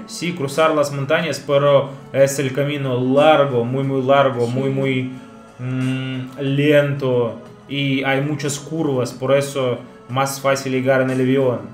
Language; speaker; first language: Spanish; non-native, learner; Russian